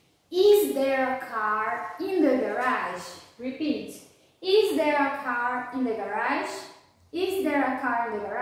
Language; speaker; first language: English; non-native, fluent; Portuguese